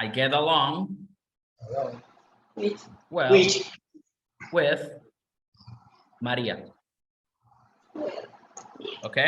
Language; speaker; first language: English; non-native, fluent; Spanish